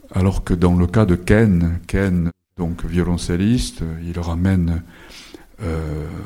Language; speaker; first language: French; non-native, fluent; Japanese